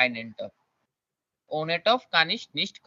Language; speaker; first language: German; non-native, learner; Bangla